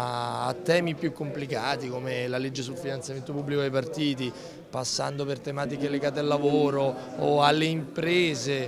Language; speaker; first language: Italian; native; Italian